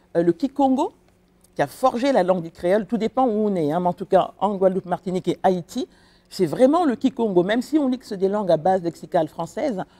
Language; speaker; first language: French; non-native, local second language; Kongo